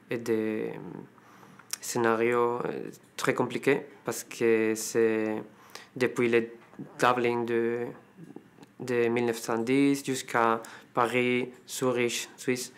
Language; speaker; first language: French; non-native, fluent; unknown